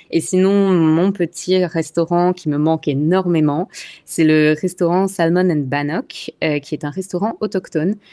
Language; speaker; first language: French; native; French